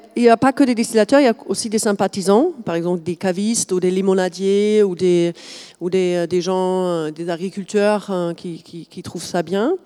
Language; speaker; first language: French; non-native, fluent; German